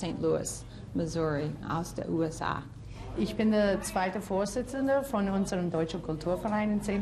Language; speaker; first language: German; early bilingual, heritage; English